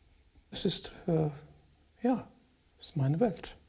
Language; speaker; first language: German; non-native, fluent; English